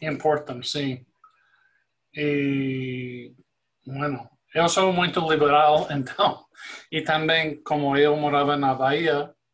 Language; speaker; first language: Portuguese; non-native, fluent; English